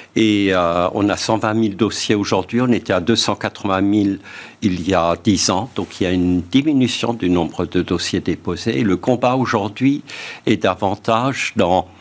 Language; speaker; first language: French; native; French